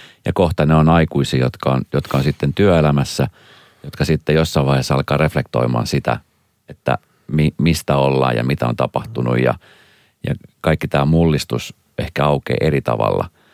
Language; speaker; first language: Finnish; native; Finnish